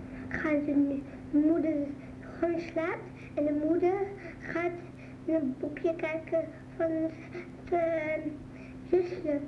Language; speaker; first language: Dutch; early bilingual, other home language; Arabic